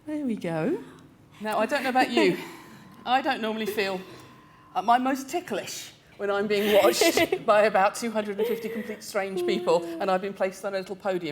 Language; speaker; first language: English; native; English